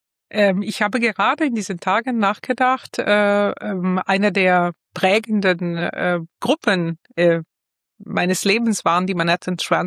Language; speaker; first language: German; non-native, fluent; Italian